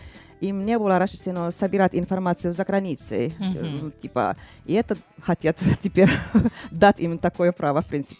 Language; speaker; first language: Russian; non-native, fluent; Finnish